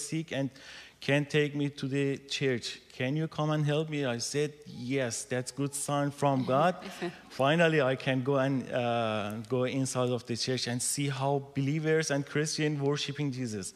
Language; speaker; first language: English; non-native, learner; Persian